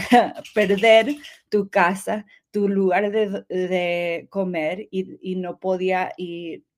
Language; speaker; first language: Spanish; early bilingual, heritage; English